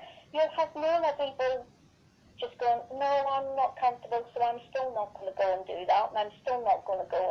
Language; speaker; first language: English; native; English